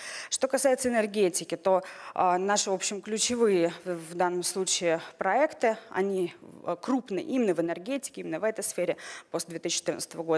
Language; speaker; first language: Russian; native; Russian